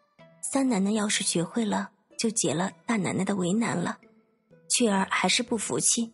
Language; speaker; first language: Chinese; native; Chinese